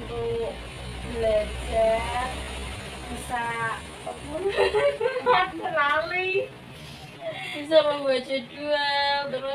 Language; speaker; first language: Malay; non-native, local second language; Javanese